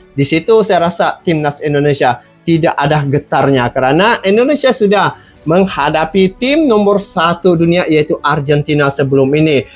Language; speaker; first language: Malay; native; Malay